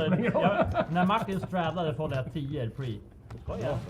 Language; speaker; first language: Swedish; native; Swedish